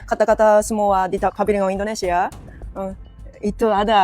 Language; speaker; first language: Indonesian; non-native, learner; Japanese